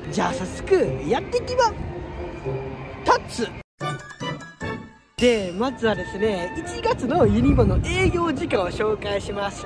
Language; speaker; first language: Japanese; native; Japanese